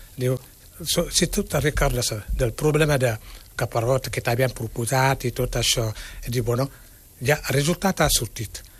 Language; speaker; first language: Catalan; non-native, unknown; Wolof